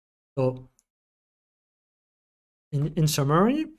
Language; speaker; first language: English; non-native, fluent; French